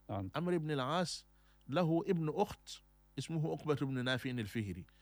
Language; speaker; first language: Arabic; non-native, fluent; Fula